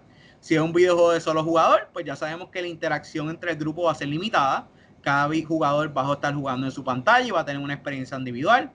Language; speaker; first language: Spanish; native; Spanish